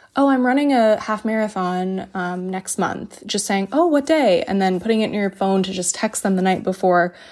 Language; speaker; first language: English; native; English